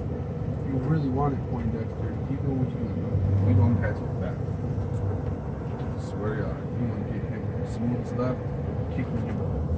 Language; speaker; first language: English; native; English